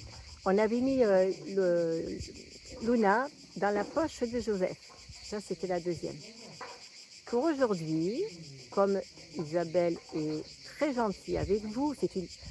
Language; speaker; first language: French; native; French